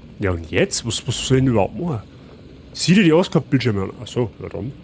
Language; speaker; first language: German; native; German